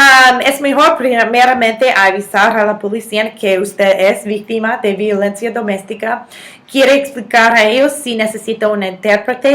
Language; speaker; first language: Spanish; non-native, fluent; English